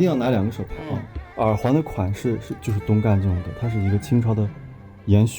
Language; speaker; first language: Chinese; native; Chinese